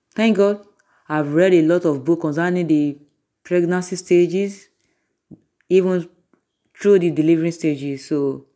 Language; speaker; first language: English; non-native, local second language; Yoruba